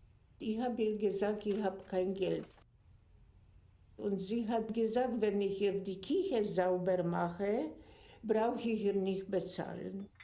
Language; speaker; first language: German; non-native, fluent; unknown